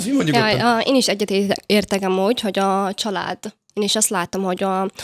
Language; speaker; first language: Hungarian; non-native, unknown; Somali